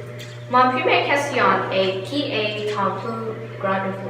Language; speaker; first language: French; non-native, learner; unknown